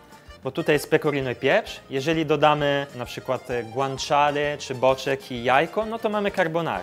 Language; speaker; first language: Polish; non-native, fluent; Italian